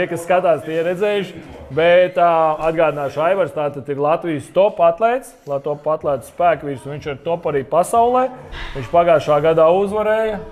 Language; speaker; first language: Latvian; native; Latvian